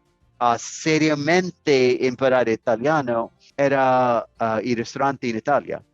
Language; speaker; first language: Italian; non-native, learner; English